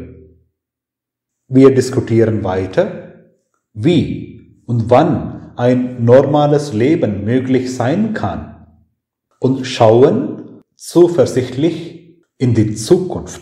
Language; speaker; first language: German; non-native, fluent; Malayalam